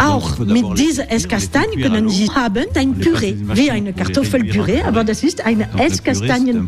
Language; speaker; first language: German; non-native, fluent; French